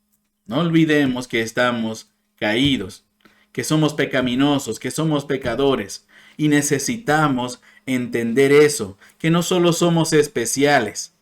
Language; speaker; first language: Spanish; non-native, fluent; English